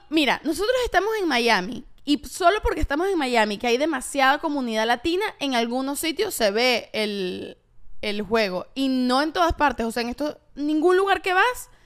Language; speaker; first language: Spanish; native; Spanish